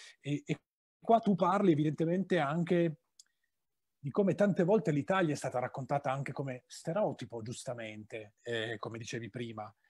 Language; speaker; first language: Italian; native; Italian